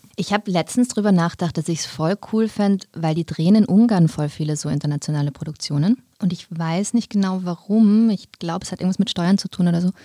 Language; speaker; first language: German; native; German